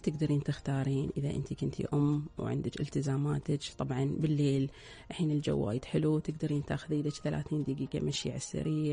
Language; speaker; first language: Arabic; native; Arabic